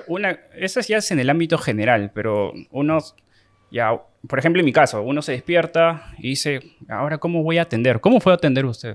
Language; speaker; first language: Spanish; native; Spanish